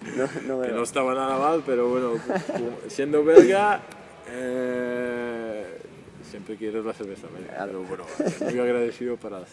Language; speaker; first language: Spanish; non-native, fluent; Dutch